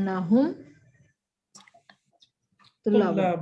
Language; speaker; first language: Arabic; non-native, learner; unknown